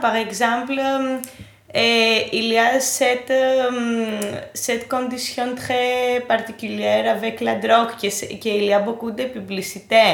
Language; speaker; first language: French; non-native, fluent; Greek